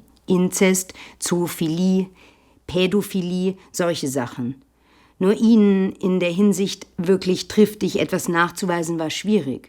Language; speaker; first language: German; native; German